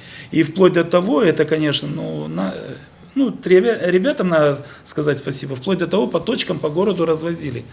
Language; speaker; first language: Russian; native; Russian